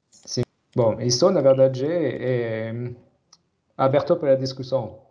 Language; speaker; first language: Portuguese; non-native, fluent; French